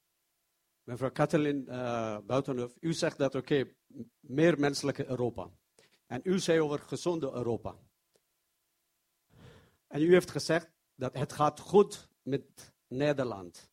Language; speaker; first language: Dutch; non-native, fluent; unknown